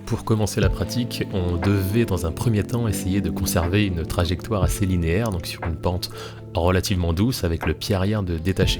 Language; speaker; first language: French; native; French